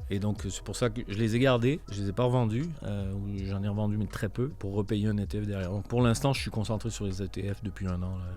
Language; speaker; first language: French; native; French